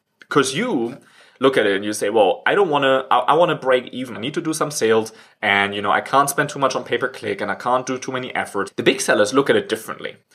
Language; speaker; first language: English; non-native, fluent; German